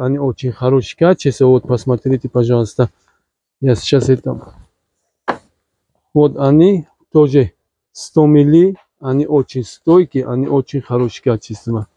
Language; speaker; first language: Russian; non-native, learner; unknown